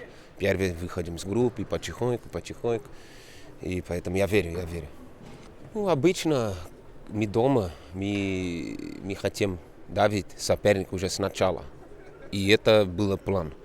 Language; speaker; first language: Russian; non-native, fluent; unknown